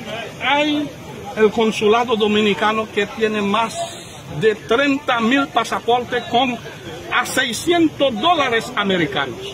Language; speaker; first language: Spanish; non-native, fluent; Haitian Creole